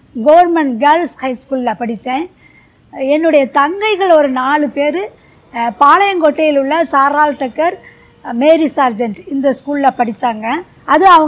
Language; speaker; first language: Tamil; non-native, local second language; Urdu